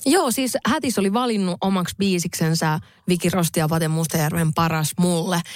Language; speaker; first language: Finnish; native; Finnish